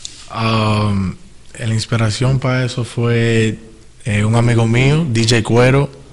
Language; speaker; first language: Spanish; early bilingual, heritage; Spanish